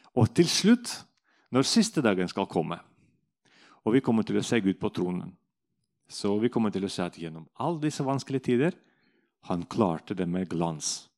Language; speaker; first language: Norwegian; non-native, fluent; Russian